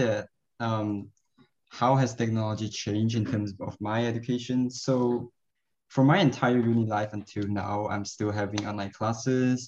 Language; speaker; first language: English; non-native, local second language; Cantonese